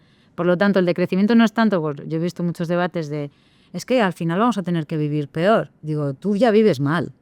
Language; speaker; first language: Spanish; native; Spanish